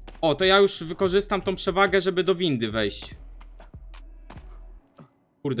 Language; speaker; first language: Polish; native; Polish